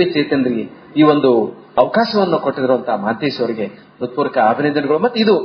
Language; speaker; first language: Kannada; native; Kannada